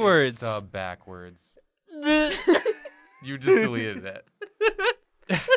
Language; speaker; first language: English; native; English